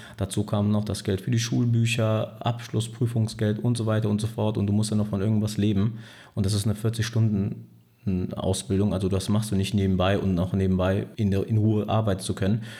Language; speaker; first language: German; early bilingual, other home language; Turkish